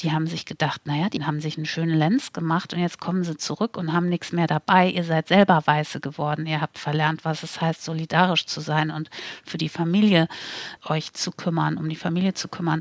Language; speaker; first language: German; native; German